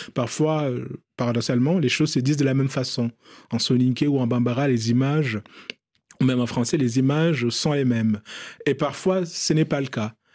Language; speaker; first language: French; non-native, local second language; Bambara